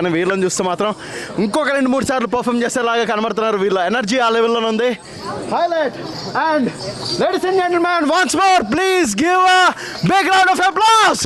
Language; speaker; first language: Telugu; native; Telugu